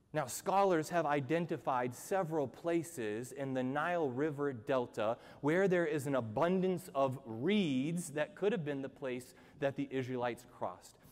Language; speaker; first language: English; native; English